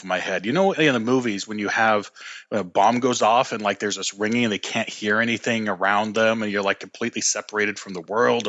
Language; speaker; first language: English; native; English